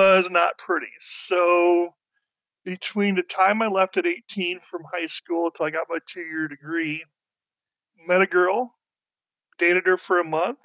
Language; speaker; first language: English; native; English